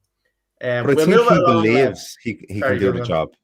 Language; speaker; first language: English; native; English